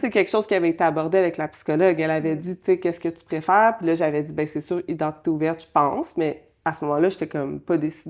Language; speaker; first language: French; native; French